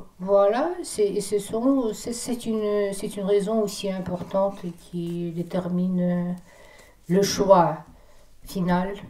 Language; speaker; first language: French; non-native, fluent; Russian